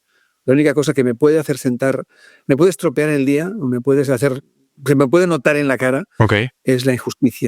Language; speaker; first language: Spanish; native; Spanish